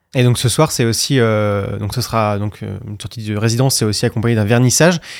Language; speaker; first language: French; native; French